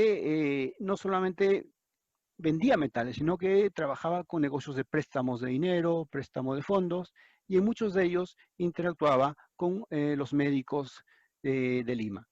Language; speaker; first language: Spanish; native; Spanish